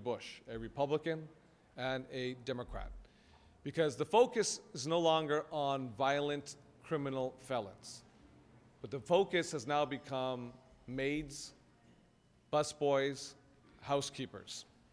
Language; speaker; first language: English; early bilingual, other home language; Spanish